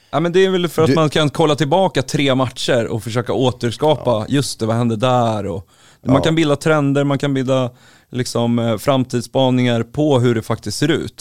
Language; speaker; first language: Swedish; native; Swedish